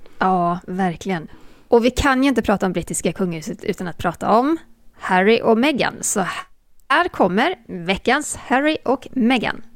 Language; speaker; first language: Swedish; native; Swedish